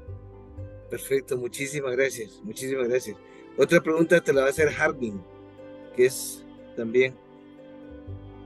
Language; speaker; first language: Spanish; native; Spanish